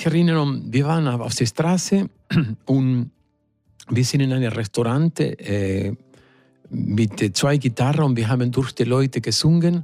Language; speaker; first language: German; non-native, fluent; Spanish